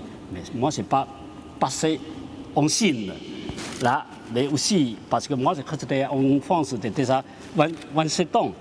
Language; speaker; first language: French; non-native, learner; Chinese